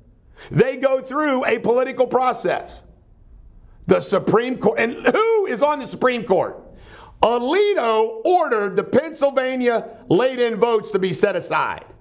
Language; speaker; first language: English; native; English